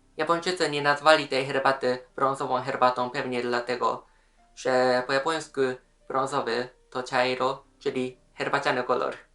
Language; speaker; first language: Polish; non-native, fluent; Japanese